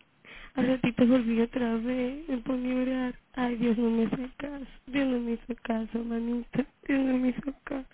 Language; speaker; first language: Spanish; native; Spanish